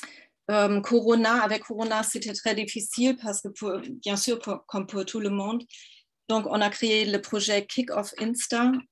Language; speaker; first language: French; non-native, fluent; German